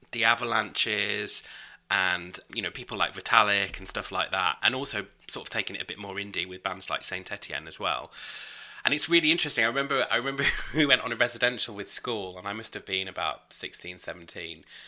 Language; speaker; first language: English; native; English